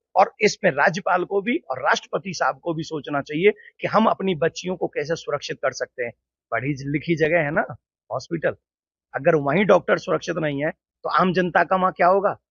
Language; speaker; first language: Hindi; native; Hindi